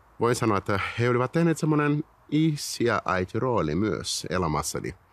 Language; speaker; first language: Finnish; non-native, learner; Portuguese